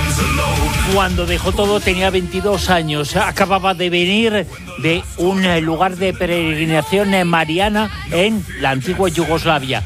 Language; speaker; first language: Spanish; native; Spanish